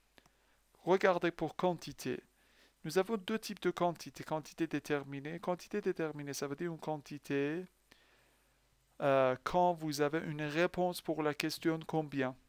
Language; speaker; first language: French; non-native, fluent; Persian